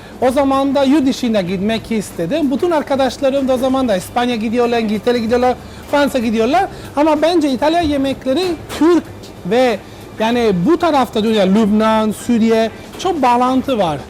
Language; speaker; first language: Turkish; non-native, learner; Italian